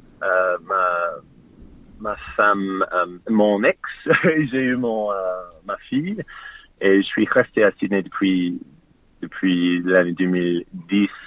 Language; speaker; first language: French; non-native, learner; English